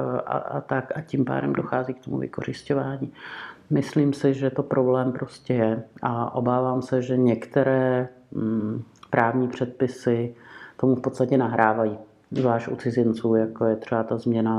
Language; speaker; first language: Czech; native; Czech